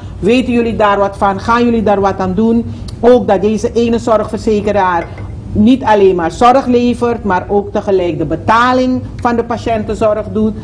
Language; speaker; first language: Dutch; native; Dutch